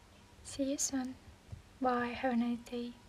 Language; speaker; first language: English; non-native, learner; Ukrainian